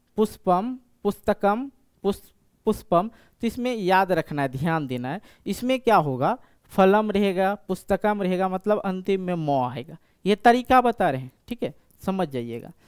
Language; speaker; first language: Hindi; native; Hindi